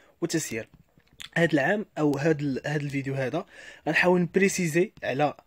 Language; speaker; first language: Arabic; native; Arabic